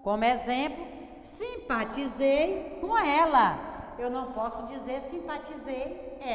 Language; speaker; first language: Portuguese; native; Portuguese